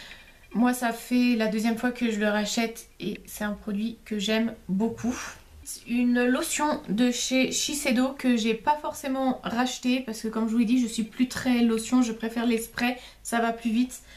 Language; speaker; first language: French; native; French